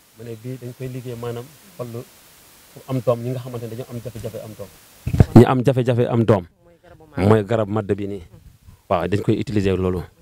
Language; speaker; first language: Wolof; non-native, local second language; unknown